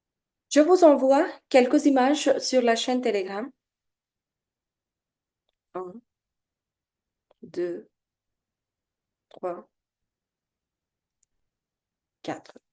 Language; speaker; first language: French; non-native, fluent; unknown